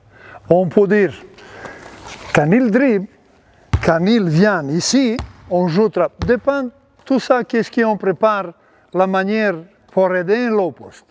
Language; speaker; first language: French; non-native, learner; Serbian